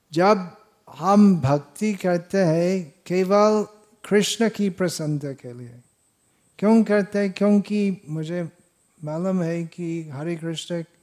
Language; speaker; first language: Hindi; non-native, fluent; English